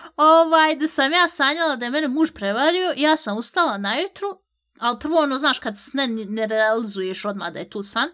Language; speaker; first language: Bosnian; early bilingual, heritage; Bosnian